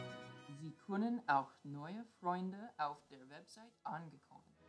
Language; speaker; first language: German; non-native, learner; English